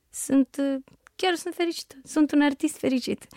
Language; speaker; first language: Romanian; native; Romanian